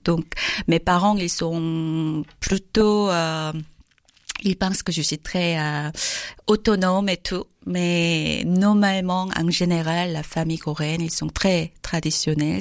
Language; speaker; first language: French; non-native, learner; Korean